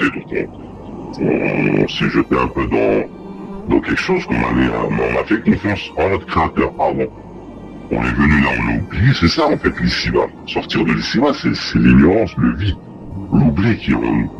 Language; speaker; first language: French; native; French